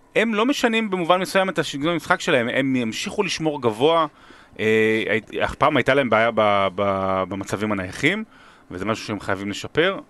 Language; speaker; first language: Hebrew; native; Hebrew